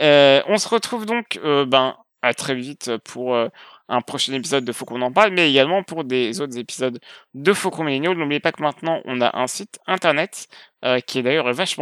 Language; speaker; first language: French; native; French